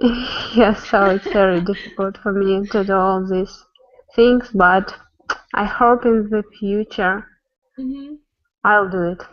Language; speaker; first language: English; non-native, learner; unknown